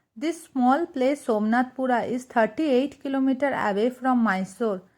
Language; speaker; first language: English; non-native, local second language; Bangla